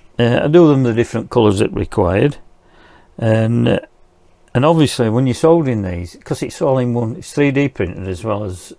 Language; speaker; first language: English; native; English